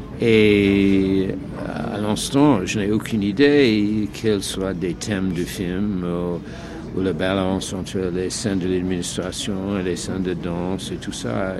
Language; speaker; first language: French; non-native, fluent; English